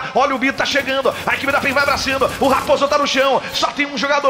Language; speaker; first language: Portuguese; native; Portuguese